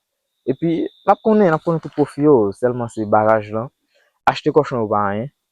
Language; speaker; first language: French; non-native, learner; Haitian Creole